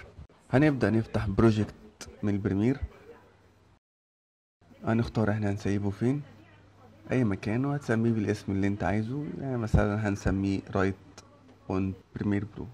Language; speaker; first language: Arabic; native; Arabic